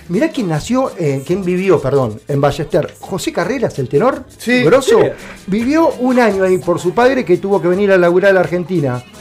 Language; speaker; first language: Spanish; native; Spanish